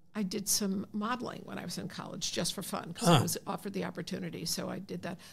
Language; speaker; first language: English; native; English